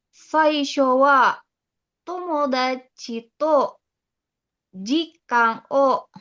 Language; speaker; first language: Japanese; non-native, learner; Indonesian